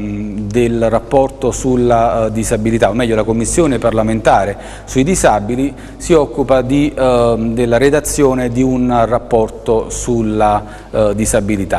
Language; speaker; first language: Italian; native; Italian